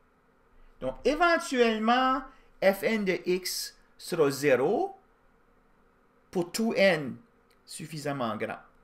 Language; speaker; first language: French; native; French